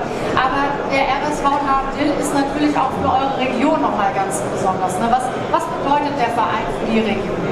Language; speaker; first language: German; native; German